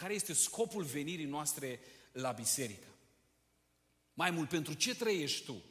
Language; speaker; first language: Romanian; native; Romanian